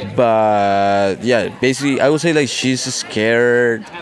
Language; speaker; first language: English; non-native, fluent; Spanish